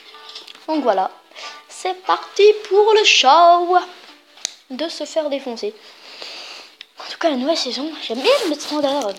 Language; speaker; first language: French; native; French